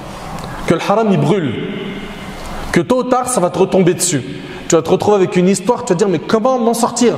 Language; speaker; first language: French; native; French